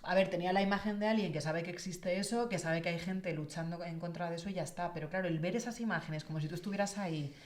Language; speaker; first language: Spanish; native; Spanish